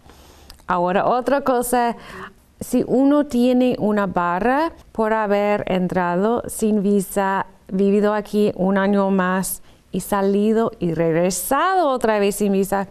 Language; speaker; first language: Spanish; non-native, fluent; English